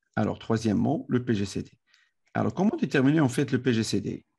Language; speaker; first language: French; non-native, local second language; Arabic